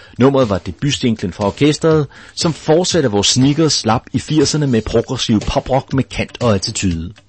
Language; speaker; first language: Danish; native; Danish